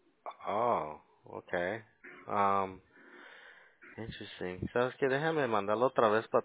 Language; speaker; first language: Spanish; early bilingual, heritage; Spanish